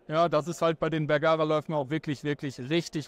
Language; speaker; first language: German; native; German